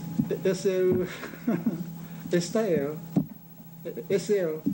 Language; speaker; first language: Spanish; non-native, learner; Japanese